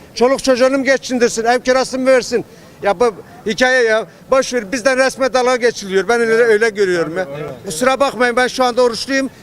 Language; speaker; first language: Turkish; native; Turkish